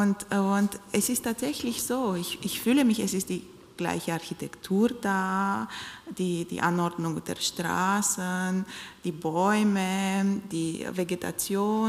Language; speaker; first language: German; non-native, fluent; Romanian